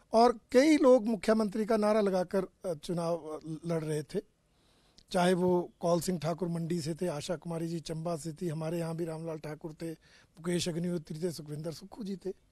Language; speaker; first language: Hindi; native; Hindi